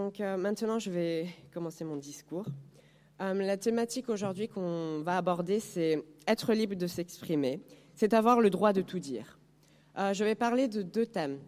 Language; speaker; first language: French; non-native, fluent; Spanish